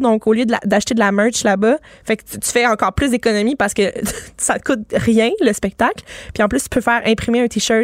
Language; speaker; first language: French; native; French